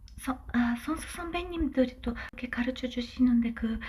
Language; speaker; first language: Korean; non-native, learner; Japanese